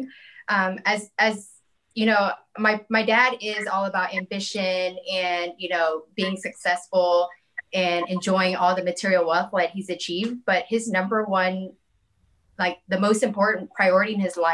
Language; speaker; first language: English; native; English